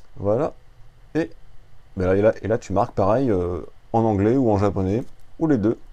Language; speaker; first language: French; native; French